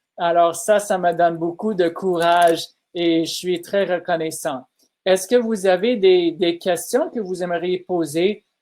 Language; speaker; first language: French; non-native, fluent; English